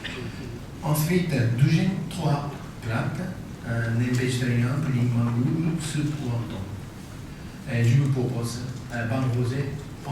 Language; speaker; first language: French; non-native, fluent; Japanese